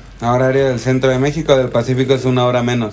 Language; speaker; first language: Spanish; native; Spanish